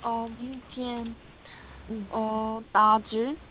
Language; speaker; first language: Chinese; non-native, learner; Korean